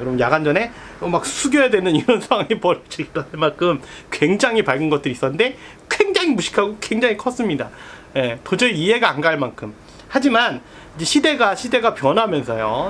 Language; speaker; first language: Korean; native; Korean